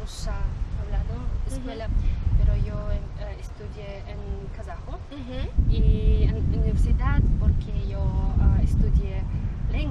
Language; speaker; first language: Spanish; non-native, learner; Kazakh